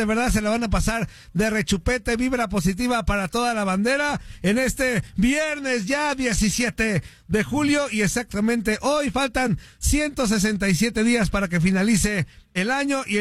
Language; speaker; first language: Spanish; native; Spanish